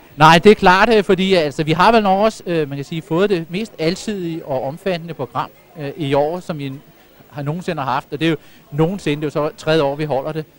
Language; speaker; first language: Danish; native; Danish